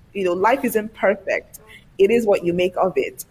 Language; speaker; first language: English; non-native, local second language; Yoruba